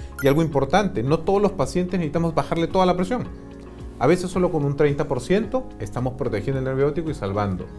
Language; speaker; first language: Spanish; native; Spanish